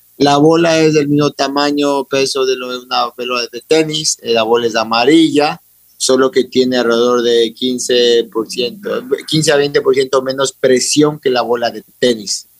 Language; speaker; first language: Spanish; native; Spanish